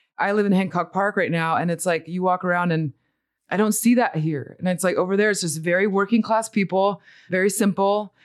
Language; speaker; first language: English; early bilingual, other home language; Spanish